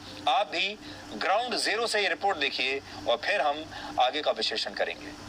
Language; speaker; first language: Hindi; native; Hindi